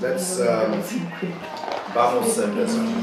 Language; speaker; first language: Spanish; non-native, learner; English